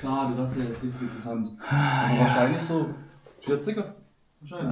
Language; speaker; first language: German; native; German